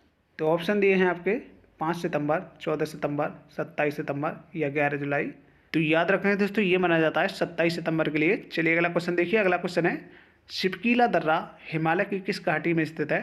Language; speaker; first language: Hindi; native; Hindi